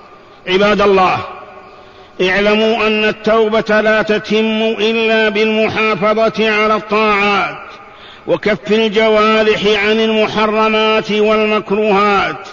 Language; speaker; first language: Arabic; native; Arabic